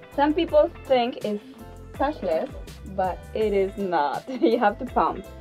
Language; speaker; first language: English; non-native, fluent; Spanish